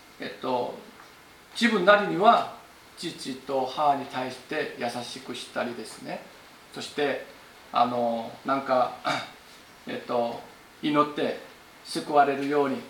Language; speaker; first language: Japanese; non-native, fluent; Korean